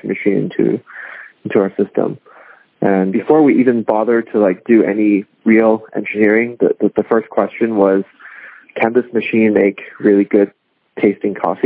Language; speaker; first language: English; non-native, local second language; Cantonese